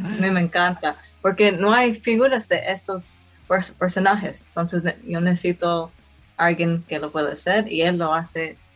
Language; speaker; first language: Spanish; early bilingual, heritage; Spanish